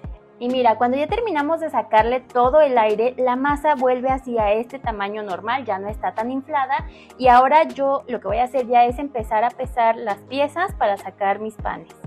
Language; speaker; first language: Spanish; native; Spanish